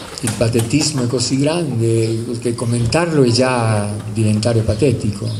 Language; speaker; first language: Italian; non-native, fluent; Spanish